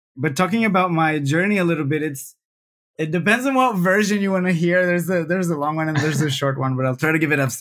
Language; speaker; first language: English; non-native, fluent; Spanish